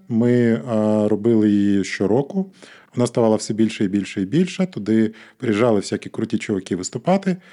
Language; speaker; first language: Ukrainian; non-native, local second language; Russian